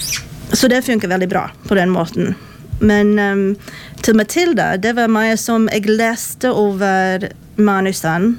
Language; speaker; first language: Norwegian; non-native, fluent; English